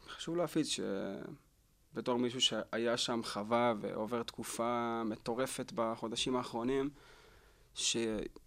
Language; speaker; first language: Hebrew; native; Hebrew